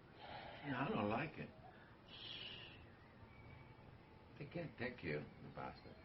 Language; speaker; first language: English; non-native, fluent; Italian